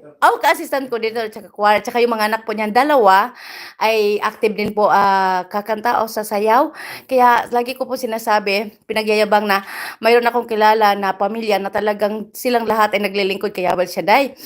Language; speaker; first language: Filipino; native; Filipino